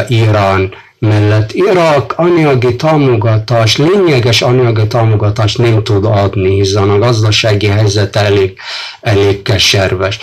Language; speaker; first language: Hungarian; non-native, fluent; Arabic